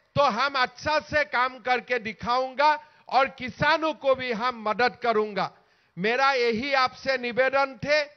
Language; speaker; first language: Hindi; non-native, local second language; Assamese